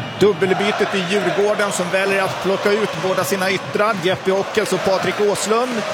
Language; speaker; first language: Swedish; native; Swedish